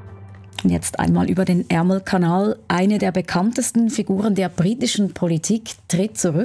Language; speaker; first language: German; native; German